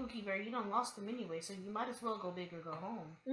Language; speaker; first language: English; native; English